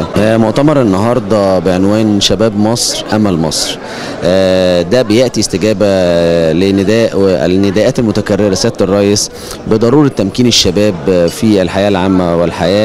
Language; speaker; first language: Arabic; native; Arabic